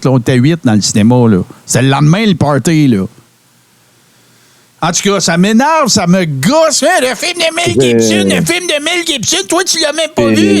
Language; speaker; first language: French; native; French